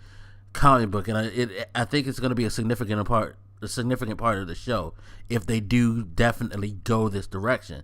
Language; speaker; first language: English; native; English